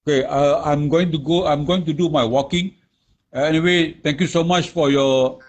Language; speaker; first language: English; non-native, local second language; Malay